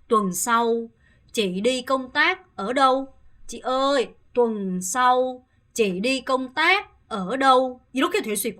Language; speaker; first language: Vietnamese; non-native, fluent; Korean